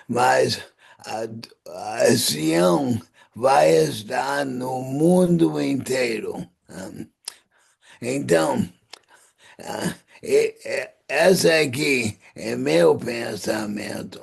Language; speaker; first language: Portuguese; non-native, fluent; English